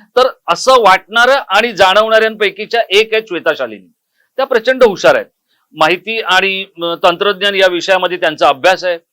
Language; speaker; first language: Marathi; native; Marathi